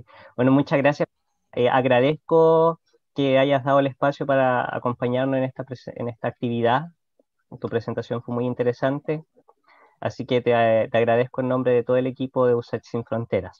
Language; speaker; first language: Spanish; native; Spanish